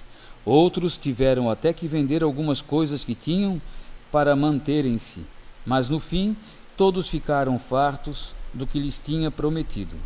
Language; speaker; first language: Portuguese; native; Portuguese